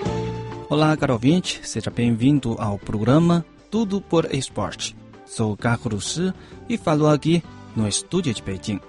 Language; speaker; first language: Portuguese; non-native, fluent; Chinese